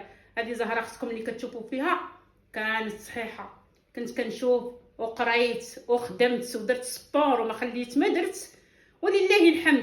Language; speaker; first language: Arabic; native; Arabic